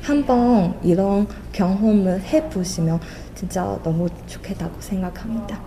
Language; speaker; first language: Korean; non-native, fluent; Chinese